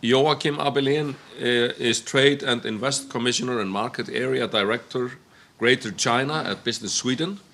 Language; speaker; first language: English; non-native, fluent; Icelandic